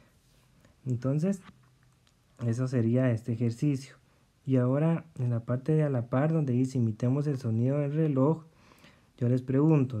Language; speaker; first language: Spanish; native; Spanish